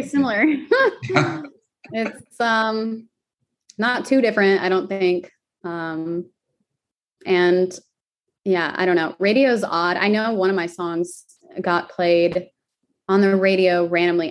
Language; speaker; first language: English; native; English